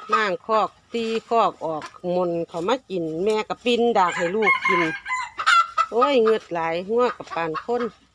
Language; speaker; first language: Thai; native; Thai